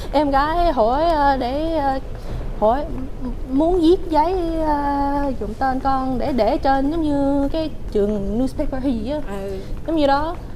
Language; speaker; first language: Vietnamese; early bilingual, heritage; Vietnamese